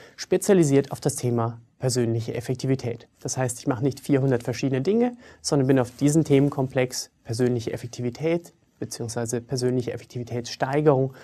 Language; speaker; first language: German; early bilingual, other home language; English